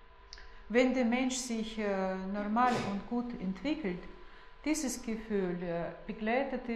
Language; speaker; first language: German; non-native, fluent; Russian